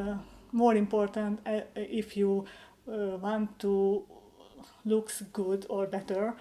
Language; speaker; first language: English; non-native, learner; Hungarian